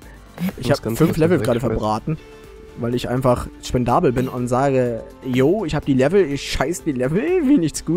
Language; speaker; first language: German; native; German